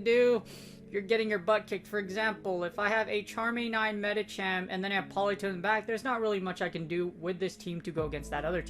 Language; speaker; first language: English; native; English